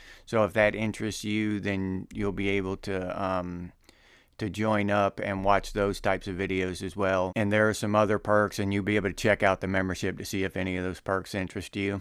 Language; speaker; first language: English; native; English